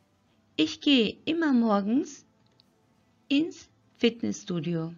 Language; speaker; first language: German; non-native, fluent; Turkish